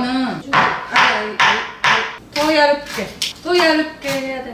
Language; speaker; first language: Korean; non-native, learner; Japanese